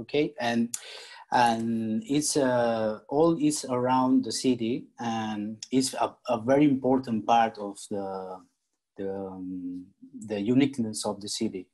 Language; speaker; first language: English; non-native, learner; Spanish